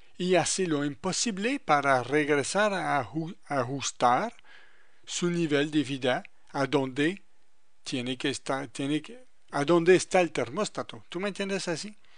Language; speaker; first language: Spanish; non-native, fluent; French